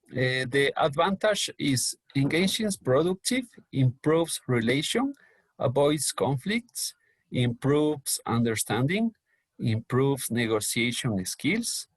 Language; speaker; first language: English; non-native, learner; Spanish